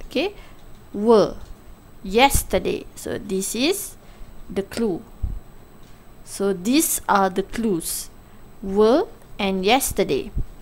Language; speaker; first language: English; non-native, local second language; Malay